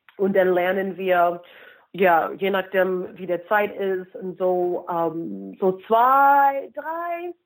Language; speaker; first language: German; non-native, fluent; English